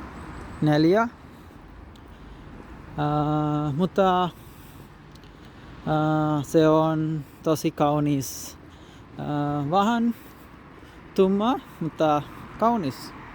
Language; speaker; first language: Finnish; non-native, learner; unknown